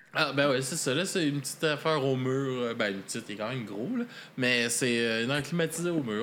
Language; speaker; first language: French; native; French